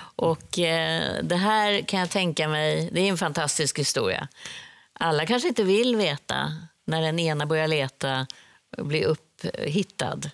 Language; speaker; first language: Swedish; native; Swedish